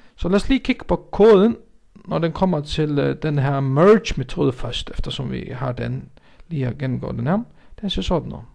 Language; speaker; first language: Danish; non-native, local second language; Faroese